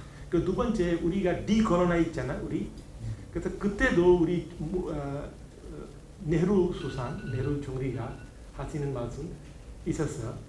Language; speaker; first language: Korean; non-native, learner; Hindi